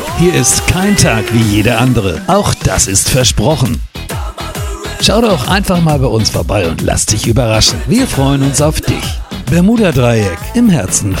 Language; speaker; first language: German; native; German